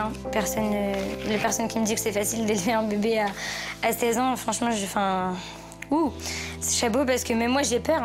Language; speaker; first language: French; native; French